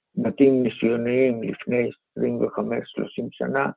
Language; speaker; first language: Hebrew; non-native, fluent; Greek